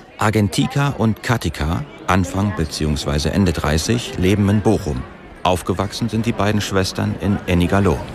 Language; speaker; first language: German; native; German